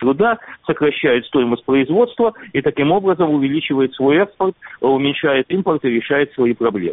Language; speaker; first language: Russian; native; Russian